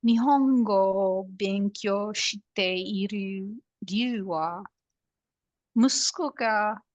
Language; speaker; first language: Japanese; non-native, learner; English